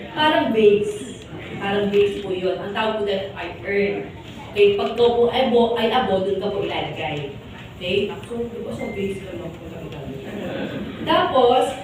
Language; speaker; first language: Filipino; native; Filipino